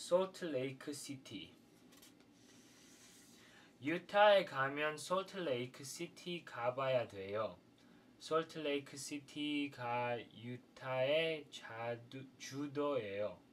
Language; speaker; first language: Korean; non-native, fluent; English